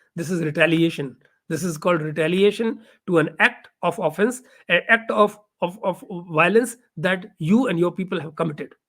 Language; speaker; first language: English; non-native, local second language; Hindi